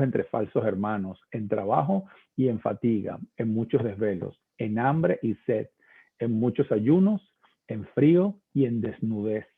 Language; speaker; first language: Spanish; native; Spanish